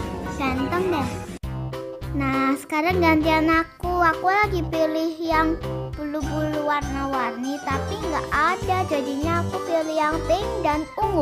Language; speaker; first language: Indonesian; early bilingual, other home language; Korean